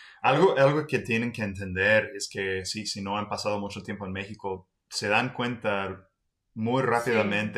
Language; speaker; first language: Spanish; non-native, fluent; English